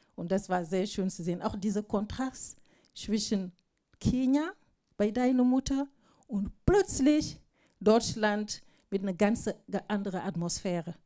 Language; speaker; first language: German; non-native, fluent; Fula